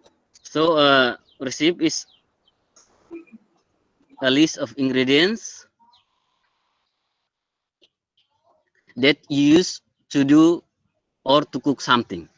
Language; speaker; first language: English; non-native, learner; Indonesian